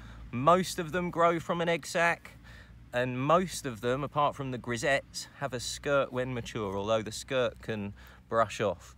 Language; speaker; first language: English; native; English